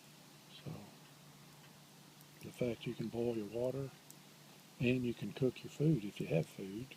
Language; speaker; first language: English; native; English